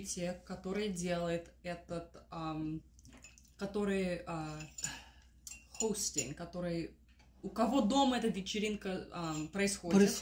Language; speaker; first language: Russian; early bilingual, heritage; Russian